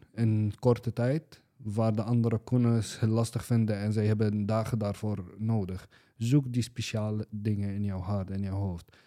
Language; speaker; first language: Dutch; non-native, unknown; Arabic